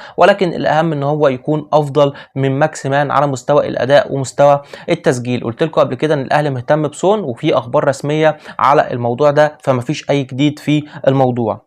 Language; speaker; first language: Arabic; native; Arabic